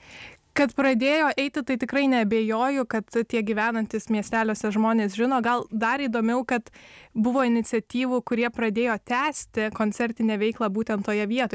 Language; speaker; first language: Lithuanian; native; Lithuanian